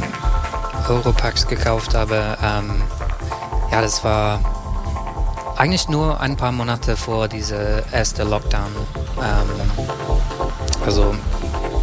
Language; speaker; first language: German; non-native, learner; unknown